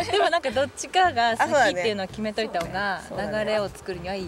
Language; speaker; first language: Japanese; native; Japanese